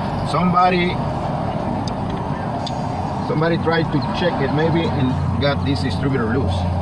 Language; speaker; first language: English; non-native, fluent; Spanish